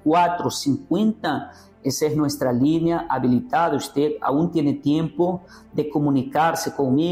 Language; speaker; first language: Spanish; native; Spanish